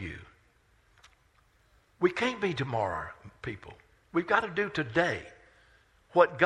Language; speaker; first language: English; native; English